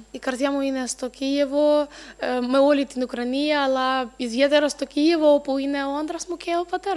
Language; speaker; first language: Greek; non-native, fluent; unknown